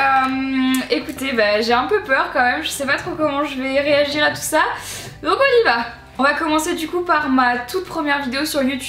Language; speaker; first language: French; native; French